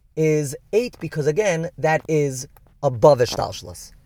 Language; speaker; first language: English; native; English